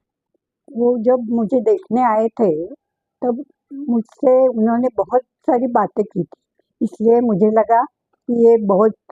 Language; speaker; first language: Hindi; non-native, local second language; Marathi